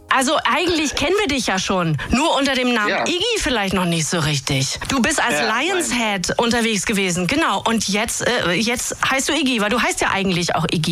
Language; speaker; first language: German; native; German